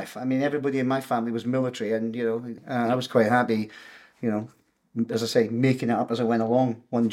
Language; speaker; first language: English; native; English